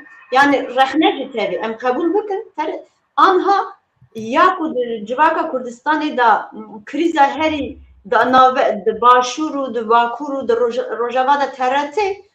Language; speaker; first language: Kurdish; native; Kurdish